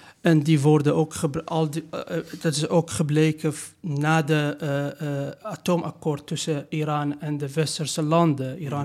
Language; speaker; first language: Dutch; non-native, learner; Persian